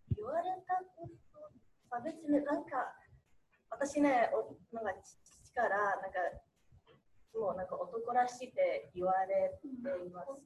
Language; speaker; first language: Japanese; non-native, fluent; Cantonese